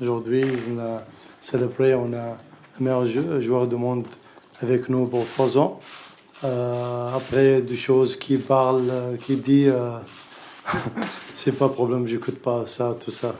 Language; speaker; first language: French; non-native, learner; Arabic